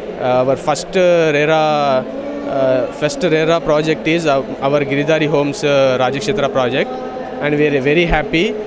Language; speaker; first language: English; non-native, local second language; Telugu